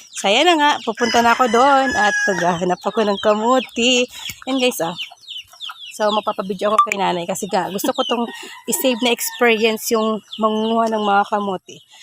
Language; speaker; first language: Filipino; non-native, local second language; Waray